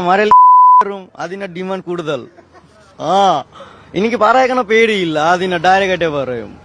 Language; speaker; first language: Malayalam; non-native, learner; Bangla